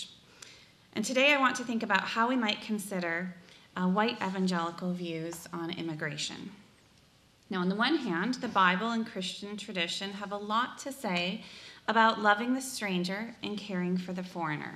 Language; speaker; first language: English; native; English